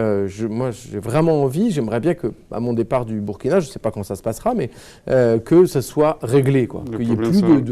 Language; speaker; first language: French; native; French